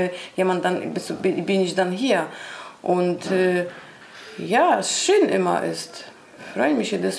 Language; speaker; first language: German; non-native, learner; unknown